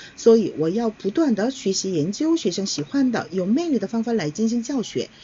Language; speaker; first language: Chinese; non-native, fluent; Korean